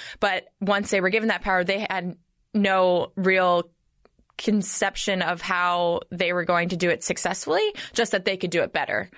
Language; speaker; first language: English; native; English